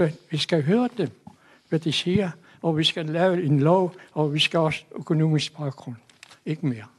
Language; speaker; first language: Danish; non-native, local second language; Kalaallisut